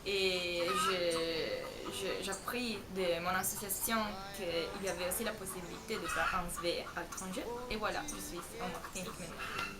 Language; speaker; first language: French; non-native, fluent; Italian